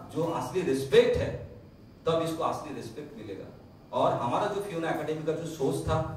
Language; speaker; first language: Hindi; non-native, local second language; Bangla